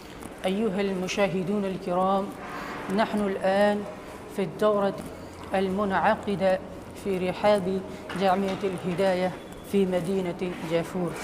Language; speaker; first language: Arabic; non-native, fluent; Urdu